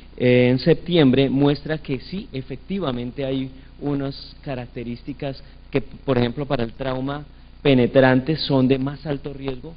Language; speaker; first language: Spanish; native; Spanish